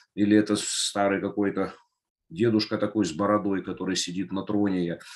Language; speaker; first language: Russian; native; Russian